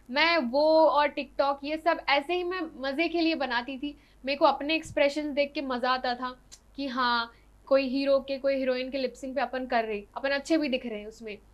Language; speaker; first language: Hindi; non-native, local second language; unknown